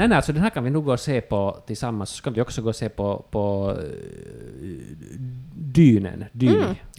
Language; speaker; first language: Swedish; non-native, local second language; Finnish